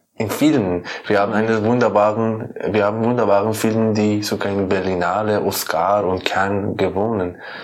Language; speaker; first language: German; non-native, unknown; Persian